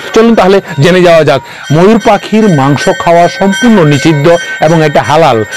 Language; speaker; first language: Bangla; non-native, local second language; Kok Borok